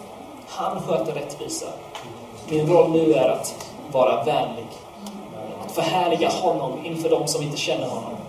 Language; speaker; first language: Swedish; non-native, fluent; English